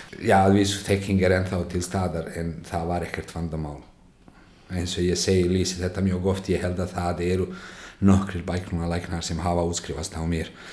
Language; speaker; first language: Icelandic; non-native, fluent; Bosnian